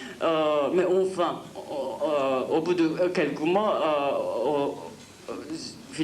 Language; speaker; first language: French; non-native, fluent; Japanese